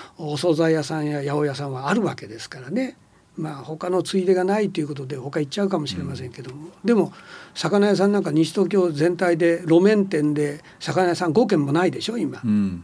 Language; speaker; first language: Japanese; native; Japanese